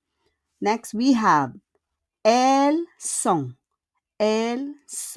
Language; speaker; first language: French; non-native, fluent; Filipino